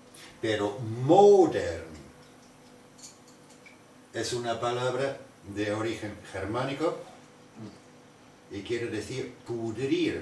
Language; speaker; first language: Spanish; non-native, fluent; German